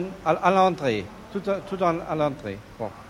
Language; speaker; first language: French; non-native, learner; German